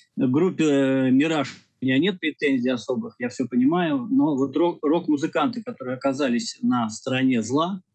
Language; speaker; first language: Russian; native; Russian